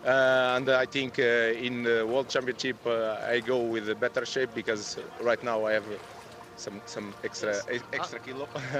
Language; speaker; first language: English; non-native, learner; Spanish